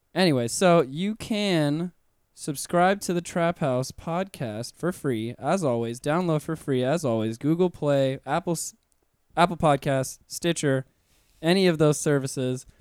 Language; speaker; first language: English; native; English